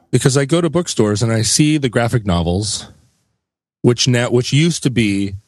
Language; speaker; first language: English; native; English